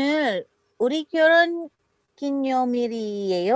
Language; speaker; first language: Korean; non-native, learner; English